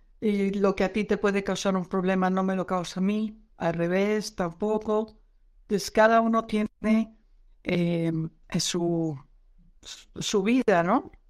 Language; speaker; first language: Spanish; non-native, fluent; Dutch